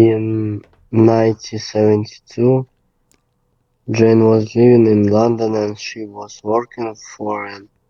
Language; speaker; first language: English; non-native, learner; Russian